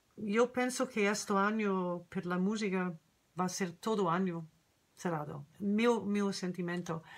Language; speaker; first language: Spanish; non-native, learner; English